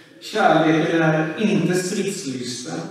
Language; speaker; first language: Swedish; non-native, fluent; Swahili